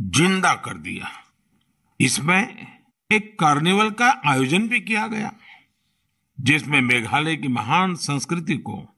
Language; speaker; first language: Hindi; non-native, local second language; Gujarati